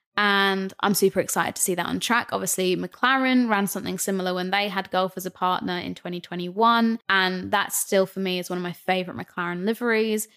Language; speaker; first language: English; native; English